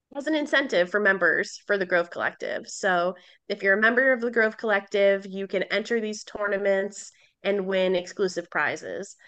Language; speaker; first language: English; native; English